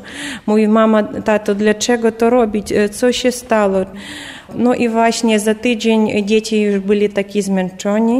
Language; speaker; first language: Polish; non-native, learner; Ukrainian